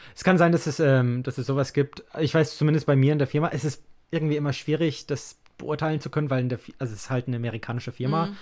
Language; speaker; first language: German; non-native, fluent; English